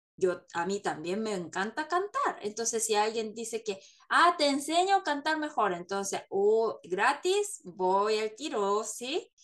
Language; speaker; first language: Spanish; non-native, fluent; Korean